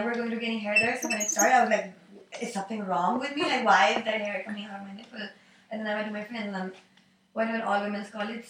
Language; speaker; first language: English; non-native, local second language; Urdu